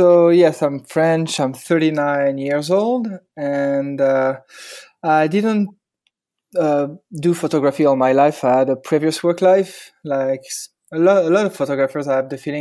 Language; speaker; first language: English; non-native, fluent; French